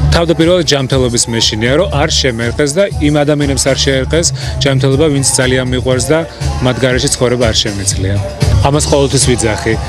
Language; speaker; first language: Georgian; early bilingual, heritage; Georgian